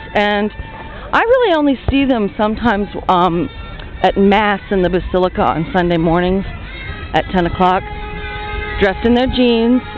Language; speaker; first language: English; native; English